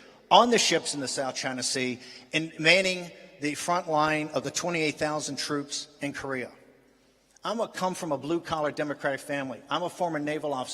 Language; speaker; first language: English; native; English